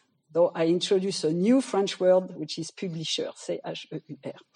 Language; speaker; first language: English; non-native, fluent; French